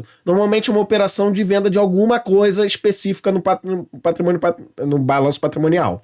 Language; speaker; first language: Portuguese; native; Portuguese